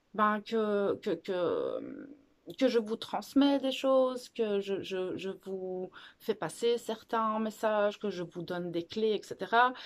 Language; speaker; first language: French; native; French